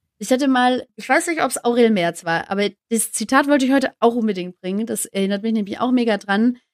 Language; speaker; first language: German; native; German